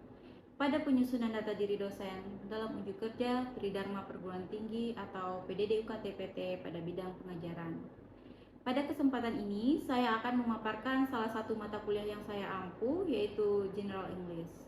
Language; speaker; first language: Indonesian; native; Indonesian